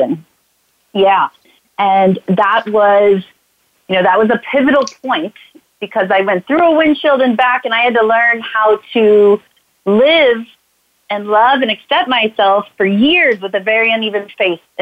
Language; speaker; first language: English; native; English